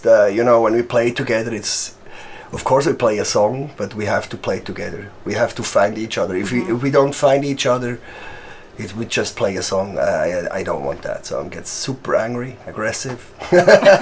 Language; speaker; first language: English; non-native, fluent; Swiss German